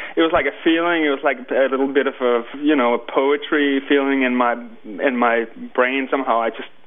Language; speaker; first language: English; non-native, fluent; Danish